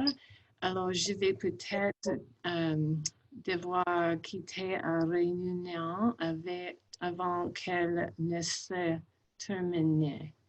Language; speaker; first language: French; non-native, fluent; English